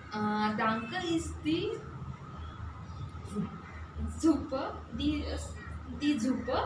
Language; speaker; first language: German; non-native, learner; Marathi